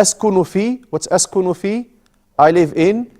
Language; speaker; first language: Arabic; non-native, fluent; English